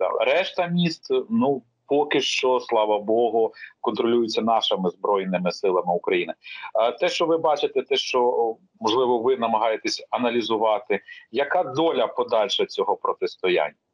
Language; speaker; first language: Ukrainian; native; Ukrainian